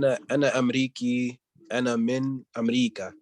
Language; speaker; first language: Arabic; non-native, learner; English